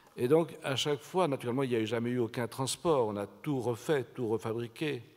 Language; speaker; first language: French; native; French